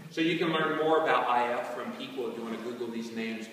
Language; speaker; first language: English; native; English